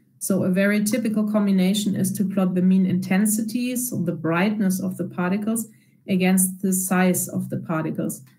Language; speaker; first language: English; non-native, fluent; German